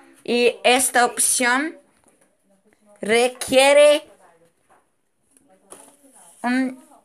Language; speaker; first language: Spanish; non-native, fluent; Portuguese